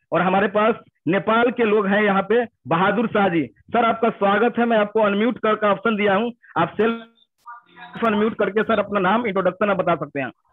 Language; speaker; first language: Hindi; native; Hindi